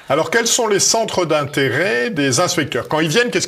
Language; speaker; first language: French; native; French